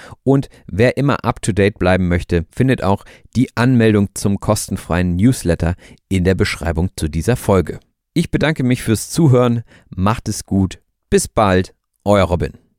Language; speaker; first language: German; native; German